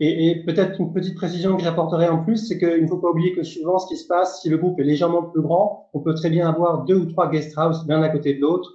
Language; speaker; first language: French; native; French